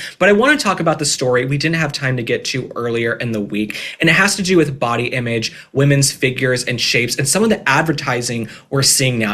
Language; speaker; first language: English; native; English